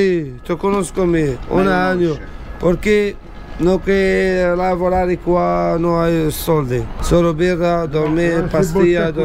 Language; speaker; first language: Italian; non-native, learner; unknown